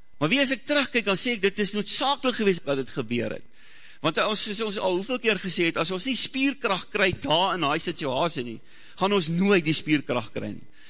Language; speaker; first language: Afrikaans; native; Afrikaans